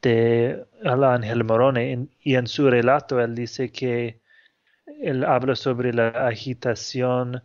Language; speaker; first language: Spanish; non-native, fluent; English